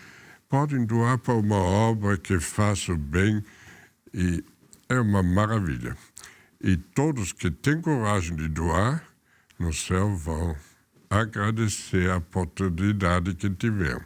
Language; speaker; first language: Portuguese; non-native, fluent; German